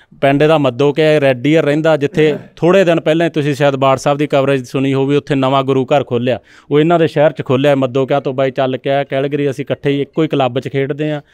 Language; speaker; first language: Punjabi; native; Punjabi